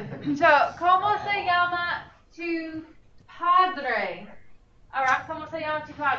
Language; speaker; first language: Spanish; non-native, fluent; English